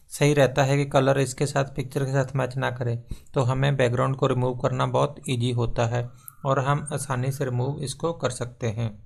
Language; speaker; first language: Hindi; non-native, local second language; Punjabi